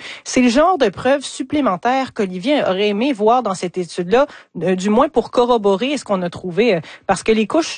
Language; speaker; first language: French; native; French